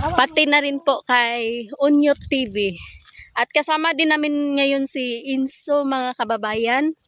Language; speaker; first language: Filipino; non-native, local second language; Cebuano